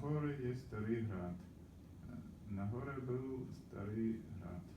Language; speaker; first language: Czech; non-native, learner; Ukrainian